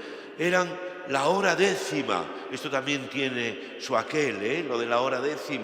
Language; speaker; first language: Spanish; native; Spanish